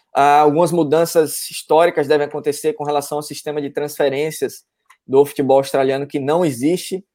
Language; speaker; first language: Portuguese; native; Portuguese